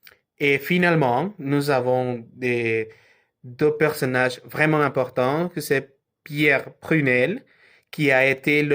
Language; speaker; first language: French; non-native, learner; Spanish